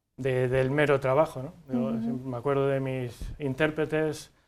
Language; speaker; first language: Spanish; native; Spanish